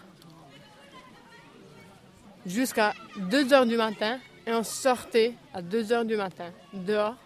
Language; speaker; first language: French; non-native, fluent; Albanian